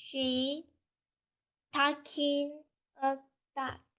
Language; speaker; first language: English; non-native, learner; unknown